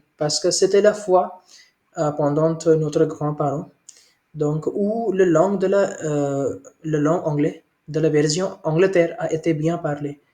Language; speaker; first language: French; non-native, learner; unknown